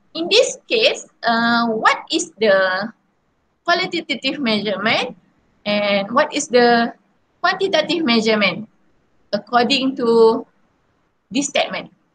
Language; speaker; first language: English; non-native, local second language; Malay